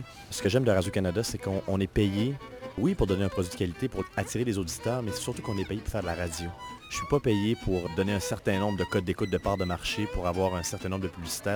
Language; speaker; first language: French; native; French